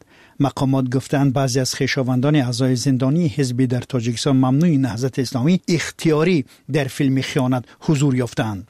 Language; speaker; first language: Persian; native; Persian